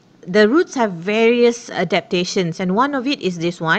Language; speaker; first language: English; non-native, local second language; Malay